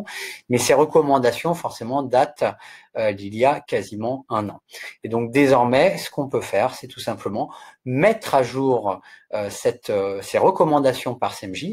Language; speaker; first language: French; native; French